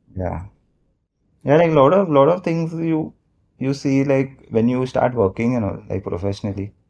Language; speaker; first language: English; non-native, local second language; Marathi